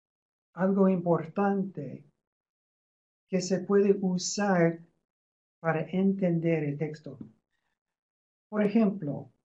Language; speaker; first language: Spanish; non-native, fluent; English